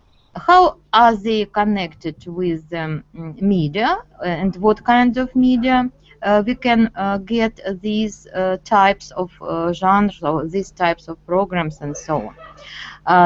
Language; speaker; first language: English; non-native, fluent; Russian